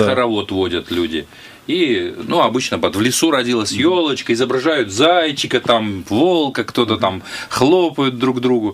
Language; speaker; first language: Russian; native; Russian